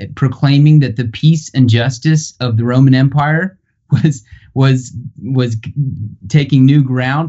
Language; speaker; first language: English; native; English